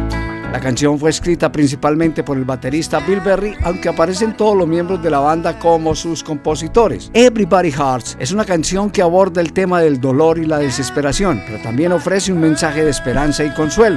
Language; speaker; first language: Spanish; native; Spanish